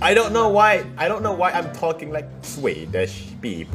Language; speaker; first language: English; non-native, fluent; Indonesian